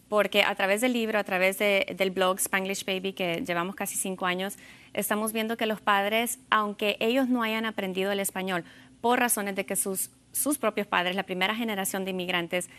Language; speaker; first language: Spanish; native; Spanish